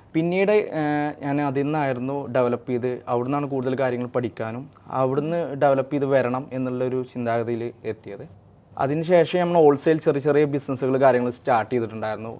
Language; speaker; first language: Malayalam; native; Malayalam